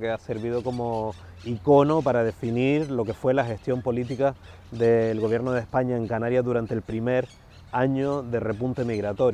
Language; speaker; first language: Spanish; native; Spanish